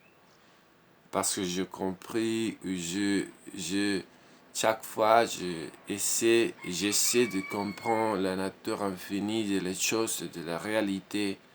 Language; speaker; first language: French; non-native, learner; Spanish